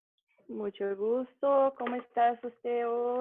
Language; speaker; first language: Spanish; non-native, fluent; Portuguese